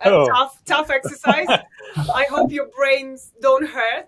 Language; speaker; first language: English; non-native, fluent; Russian